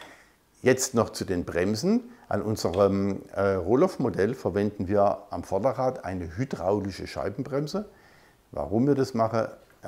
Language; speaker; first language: German; native; German